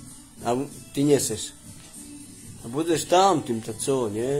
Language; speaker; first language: Slovak; non-native, local second language; Romany